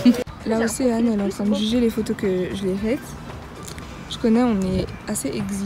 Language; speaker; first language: French; native; French